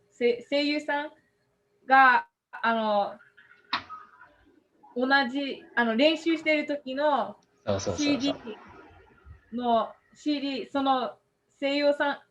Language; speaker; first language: Japanese; non-native, fluent; English